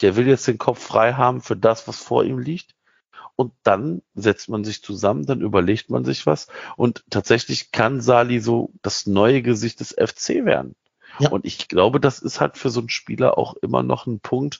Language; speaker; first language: German; native; German